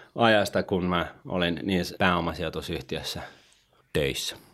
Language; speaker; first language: Finnish; native; Finnish